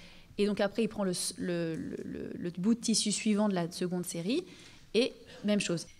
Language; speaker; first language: French; native; French